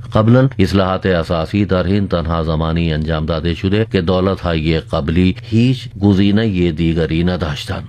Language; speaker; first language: Persian; non-native, fluent; Urdu